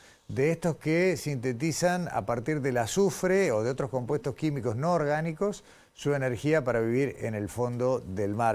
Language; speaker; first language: Spanish; native; Spanish